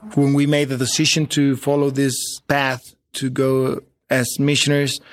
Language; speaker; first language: English; non-native, fluent; Spanish